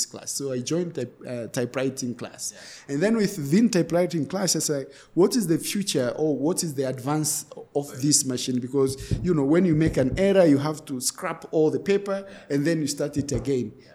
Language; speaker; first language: English; non-native, local second language; Swahili